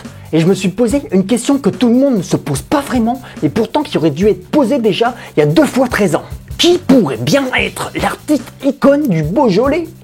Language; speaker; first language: French; native; French